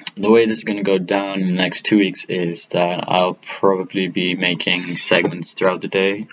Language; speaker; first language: English; non-native, fluent; Italian